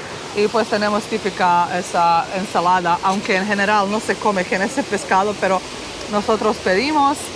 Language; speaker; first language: Spanish; non-native, fluent; Bosnian